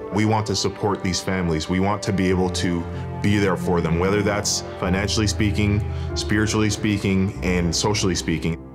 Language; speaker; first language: English; native; English